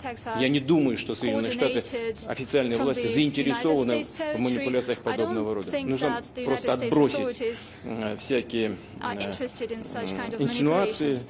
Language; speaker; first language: Russian; native; Russian